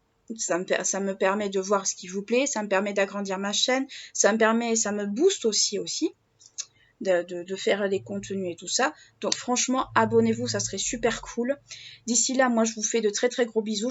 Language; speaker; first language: French; native; French